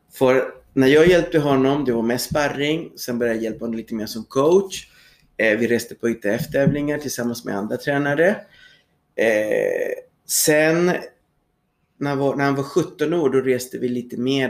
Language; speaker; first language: Swedish; non-native, fluent; Spanish